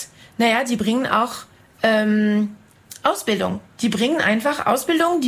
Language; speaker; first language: German; non-native, fluent; French